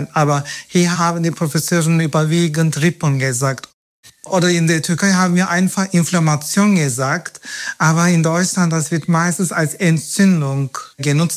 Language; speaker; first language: German; non-native, fluent; Turkish